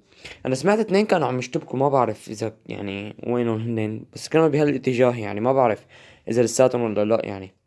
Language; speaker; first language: Arabic; native; Arabic